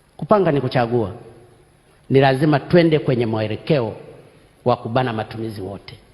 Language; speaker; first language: Swahili; non-native, local second language; Sukuma